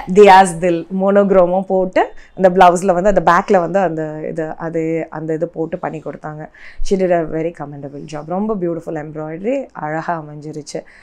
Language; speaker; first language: Tamil; native; Tamil